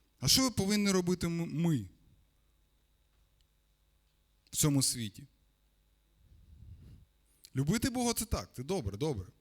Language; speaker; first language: Ukrainian; non-native, local second language; Russian